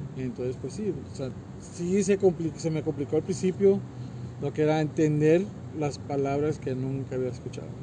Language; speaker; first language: Spanish; early bilingual, heritage; Spanish